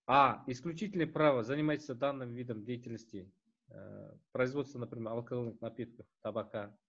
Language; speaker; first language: Russian; non-native, local second language; Kazakh